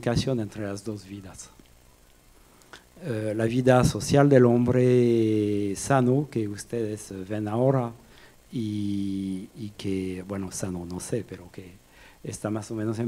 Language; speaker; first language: Spanish; non-native, fluent; French